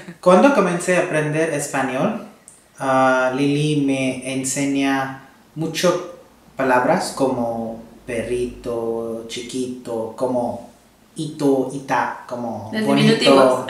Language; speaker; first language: Spanish; non-native, learner; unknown